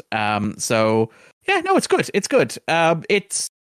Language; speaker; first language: English; native; English